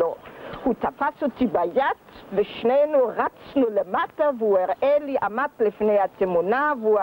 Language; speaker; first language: Hebrew; early bilingual, other home language; German